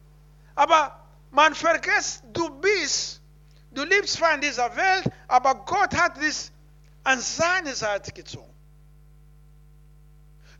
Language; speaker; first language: German; non-native, learner; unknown